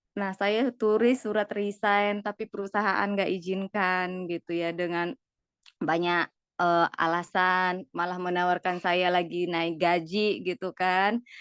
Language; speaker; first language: Indonesian; native; Indonesian